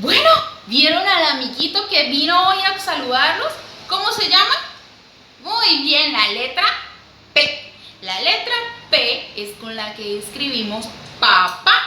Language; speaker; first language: Spanish; native; Spanish